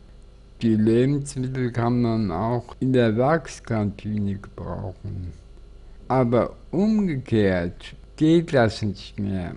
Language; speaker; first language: German; native; German